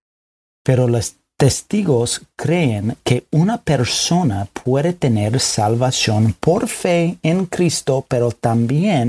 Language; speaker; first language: Spanish; non-native, fluent; English